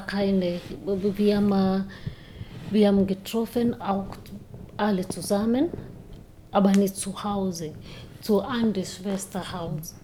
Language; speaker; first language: German; non-native, learner; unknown